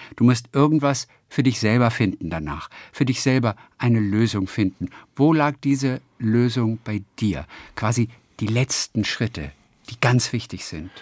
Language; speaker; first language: German; native; German